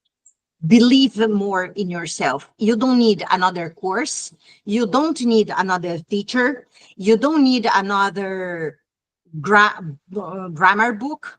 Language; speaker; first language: English; non-native, fluent; Portuguese